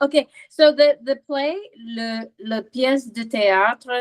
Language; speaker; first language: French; non-native, learner; English